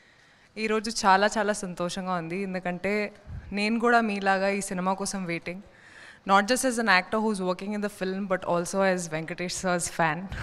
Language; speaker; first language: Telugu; non-native, fluent; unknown